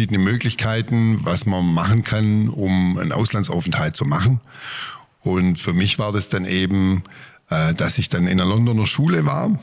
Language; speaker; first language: German; native; German